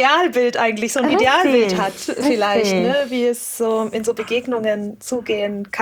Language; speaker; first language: German; native; German